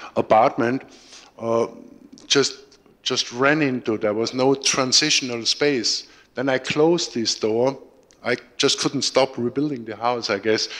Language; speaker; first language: English; non-native, fluent; German